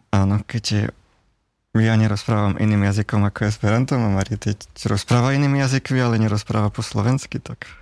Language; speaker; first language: Slovak; native; Slovak